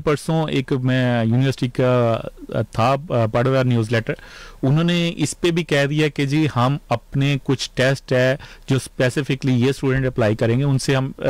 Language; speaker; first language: Urdu; native; Urdu